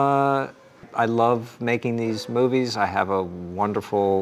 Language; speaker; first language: English; native; English